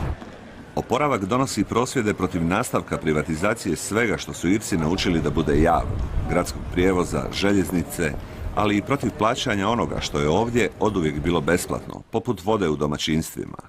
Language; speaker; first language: Croatian; native; Croatian